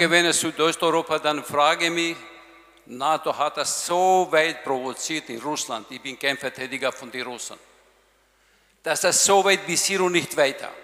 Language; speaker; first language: German; non-native, learner; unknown